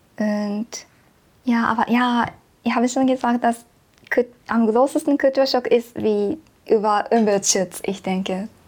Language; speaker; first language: German; non-native, learner; Japanese